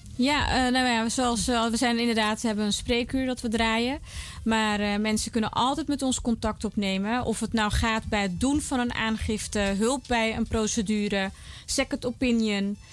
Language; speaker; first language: Dutch; native; Dutch